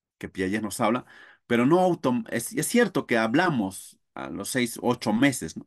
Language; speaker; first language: Spanish; non-native, local second language; Quechua